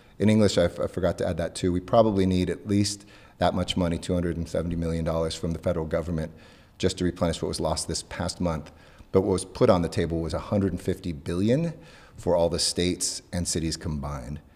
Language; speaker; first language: English; native; English